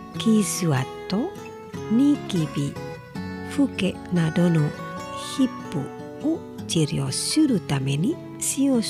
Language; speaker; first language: Japanese; non-native, fluent; Indonesian